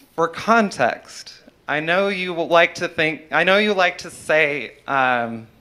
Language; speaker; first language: English; native; English